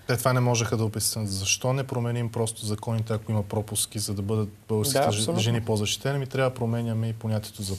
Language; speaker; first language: Bulgarian; native; Bulgarian